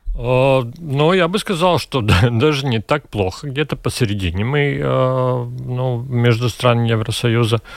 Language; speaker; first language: Russian; non-native, local second language; Latvian